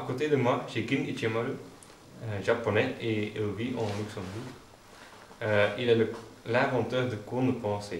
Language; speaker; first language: French; non-native, learner; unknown